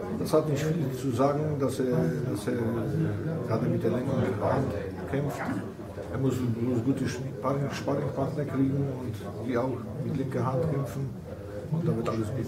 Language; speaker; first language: German; non-native, fluent; Polish